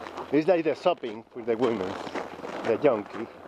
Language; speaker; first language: English; non-native, learner; Spanish